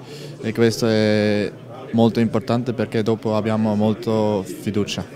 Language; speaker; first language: Italian; non-native, learner; German